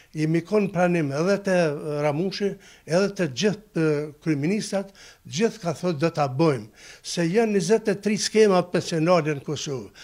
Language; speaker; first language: Albanian; native; Albanian